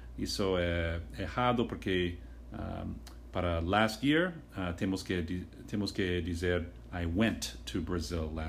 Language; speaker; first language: Portuguese; non-native, fluent; English